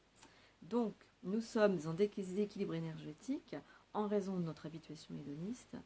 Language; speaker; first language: French; native; French